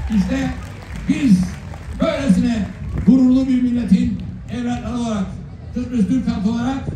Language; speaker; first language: Turkish; native; Turkish